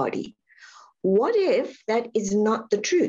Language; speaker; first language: English; native; English